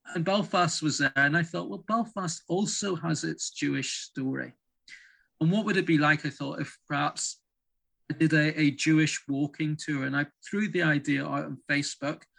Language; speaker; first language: English; native; English